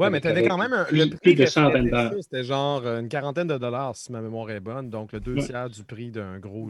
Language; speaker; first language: French; native; French